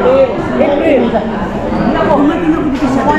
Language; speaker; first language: Filipino; native; Filipino